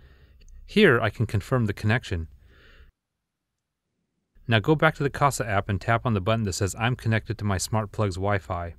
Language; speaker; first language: English; native; English